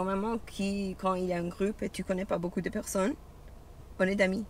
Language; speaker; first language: French; non-native, learner; English